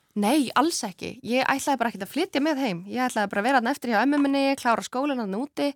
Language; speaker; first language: Icelandic; early bilingual, other home language; Kurdish